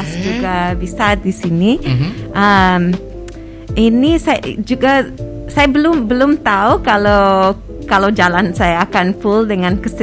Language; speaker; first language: Indonesian; non-native, fluent; English